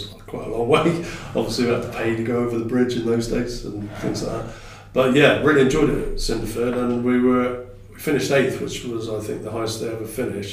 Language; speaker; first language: English; native; English